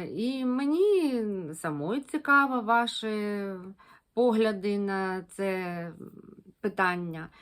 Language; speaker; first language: Ukrainian; non-native, local second language; Russian